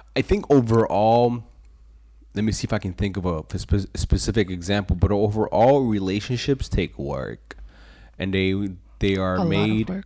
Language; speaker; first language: English; early bilingual, other home language; Spanish